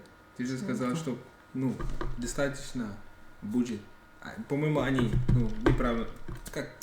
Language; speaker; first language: Russian; non-native, learner; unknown